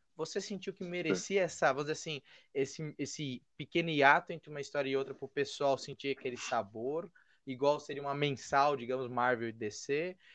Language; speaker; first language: Portuguese; native; Portuguese